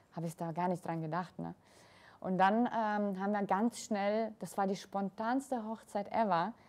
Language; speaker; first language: German; early bilingual, other home language; Russian